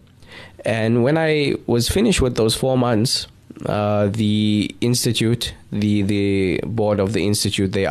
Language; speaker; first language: English; native; English